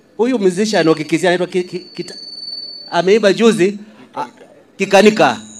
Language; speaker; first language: Swahili; non-native, local second language; Luyia